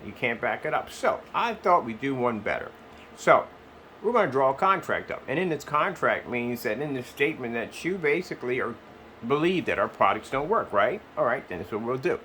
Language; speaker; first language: English; native; English